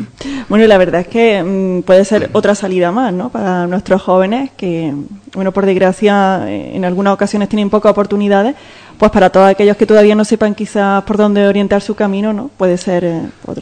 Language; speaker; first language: Spanish; native; Spanish